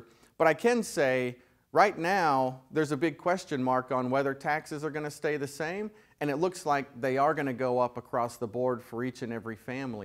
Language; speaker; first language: English; native; English